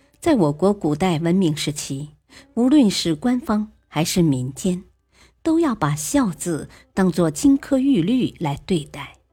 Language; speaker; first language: Chinese; native; Chinese